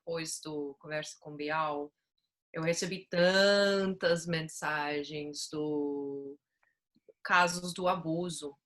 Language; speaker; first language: Portuguese; non-native, fluent; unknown